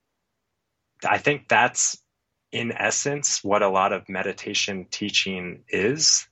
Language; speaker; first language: English; native; English